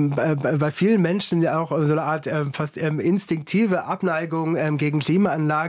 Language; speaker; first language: German; native; German